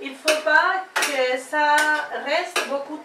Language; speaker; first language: French; non-native, learner; Spanish